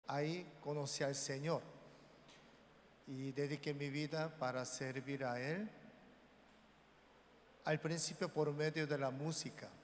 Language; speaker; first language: Spanish; non-native, learner; Korean